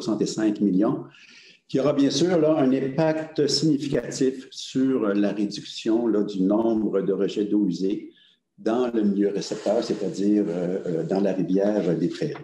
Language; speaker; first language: French; native; French